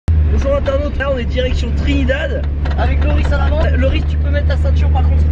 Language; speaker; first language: French; native; French